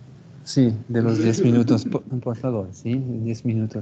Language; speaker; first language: Spanish; non-native, fluent; French